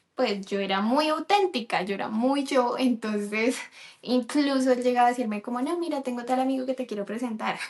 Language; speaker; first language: Spanish; native; Spanish